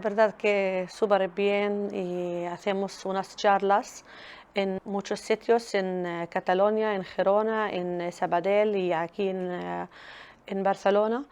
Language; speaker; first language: Spanish; non-native, learner; Arabic